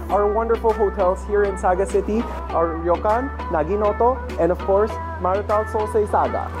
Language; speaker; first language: English; non-native, local second language; Filipino